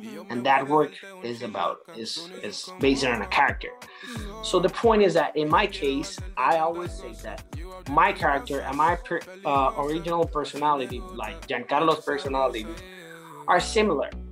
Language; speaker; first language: English; non-native, local second language; Spanish